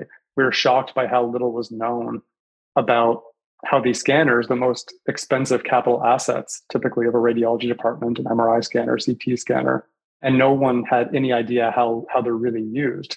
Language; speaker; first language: English; native; English